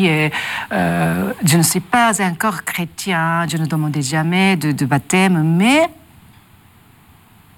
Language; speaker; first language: French; non-native, learner; Japanese